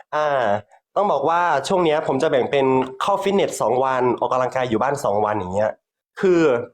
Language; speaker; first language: Thai; native; Thai